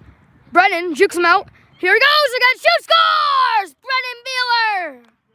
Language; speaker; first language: English; native; English